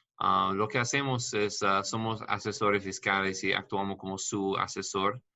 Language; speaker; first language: Spanish; non-native, learner; English